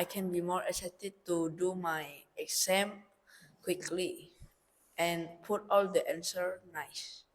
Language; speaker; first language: English; non-native, learner; Indonesian